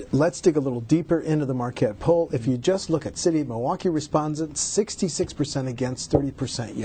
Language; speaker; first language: English; native; English